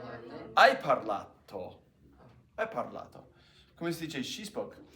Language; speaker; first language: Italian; non-native, fluent; English